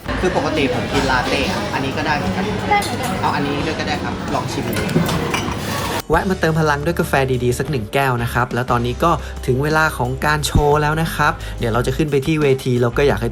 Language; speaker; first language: Thai; native; Thai